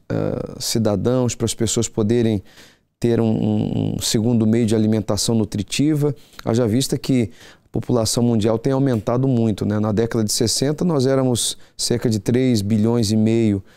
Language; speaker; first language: Portuguese; native; Portuguese